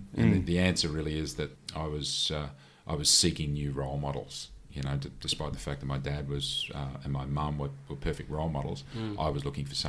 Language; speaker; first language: English; native; English